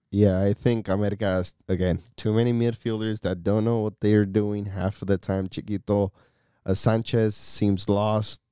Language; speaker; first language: English; early bilingual, other home language; Spanish